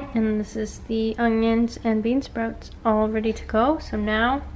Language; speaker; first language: English; native; English